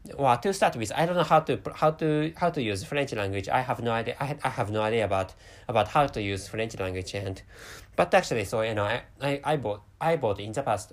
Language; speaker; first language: English; non-native, fluent; Japanese